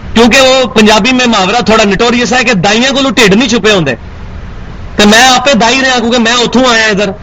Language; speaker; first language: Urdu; non-native, local second language; Punjabi